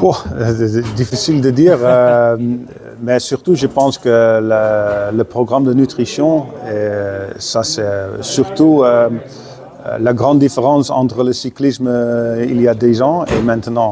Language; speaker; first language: French; non-native, fluent; Dutch